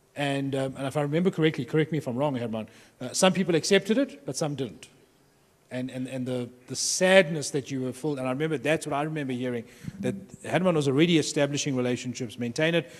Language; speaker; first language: English; native; English